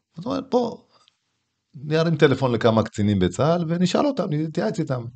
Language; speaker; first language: Hebrew; early bilingual, other home language; Tigrinya